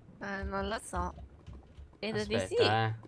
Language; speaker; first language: Italian; native; Italian